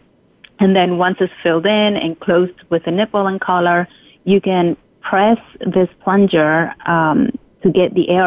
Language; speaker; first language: English; non-native, fluent; Spanish